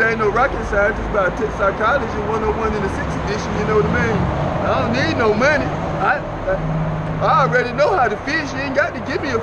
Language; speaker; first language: English; native; English